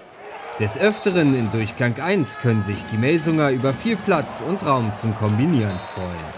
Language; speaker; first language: German; native; German